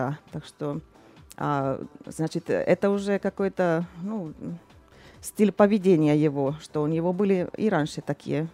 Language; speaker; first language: Russian; non-native, fluent; Finnish